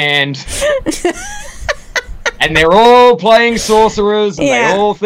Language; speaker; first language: English; native; English